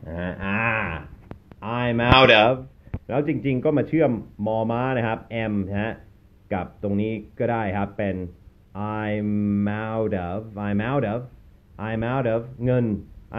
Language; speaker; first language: Thai; non-native, fluent; English